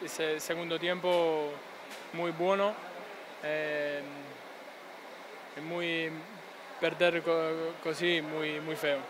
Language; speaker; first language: Spanish; non-native, learner; Italian